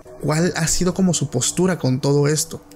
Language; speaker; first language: Spanish; native; Spanish